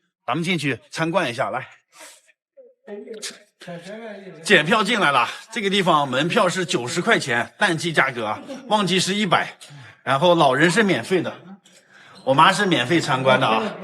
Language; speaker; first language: Chinese; native; Chinese